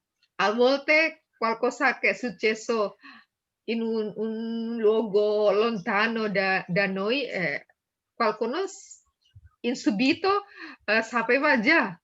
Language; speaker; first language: Italian; non-native, fluent; Indonesian